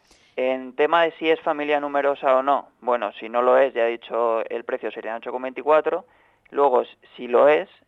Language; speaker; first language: Spanish; native; Spanish